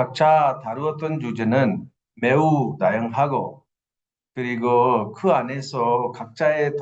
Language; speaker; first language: Korean; non-native, fluent; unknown